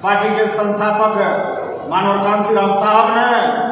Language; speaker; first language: Hindi; native; Hindi